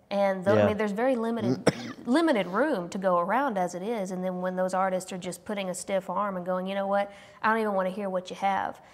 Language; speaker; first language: English; native; English